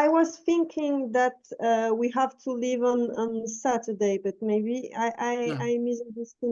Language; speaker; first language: English; non-native, learner; Portuguese